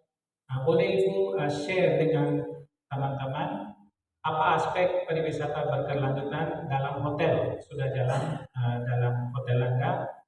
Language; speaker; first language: Indonesian; non-native, fluent; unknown